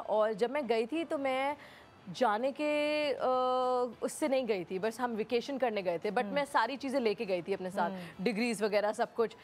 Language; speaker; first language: Hindi; native; Hindi